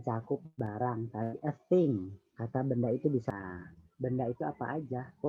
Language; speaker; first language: Indonesian; native; Indonesian